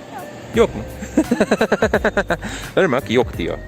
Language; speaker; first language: Turkish; non-native, learner; English